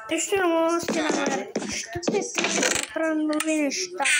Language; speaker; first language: Bulgarian; early bilingual, heritage; Bulgarian